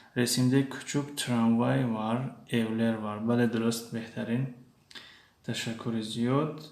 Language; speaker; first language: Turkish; non-native, fluent; Tajik